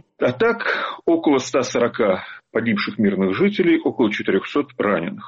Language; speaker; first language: Russian; native; Russian